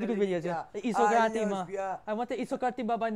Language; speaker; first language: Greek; early bilingual, heritage; English